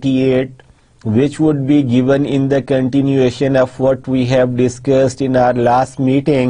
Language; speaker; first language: English; non-native, local second language; Urdu